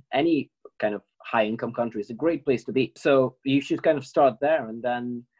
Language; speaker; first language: English; non-native, fluent; Ukrainian